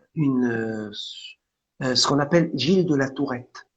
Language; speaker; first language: French; non-native, local second language; Arabic